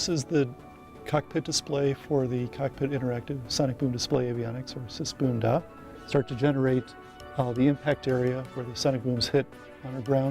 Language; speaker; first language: English; native; English